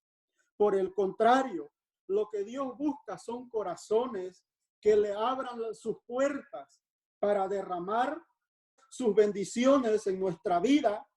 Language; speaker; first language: Spanish; native; Spanish